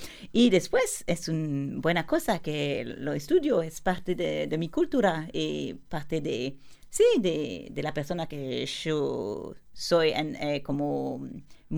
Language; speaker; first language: Spanish; non-native, learner; French